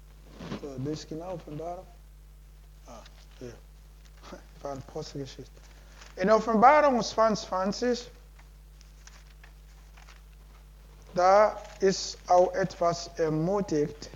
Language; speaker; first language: German; non-native, learner; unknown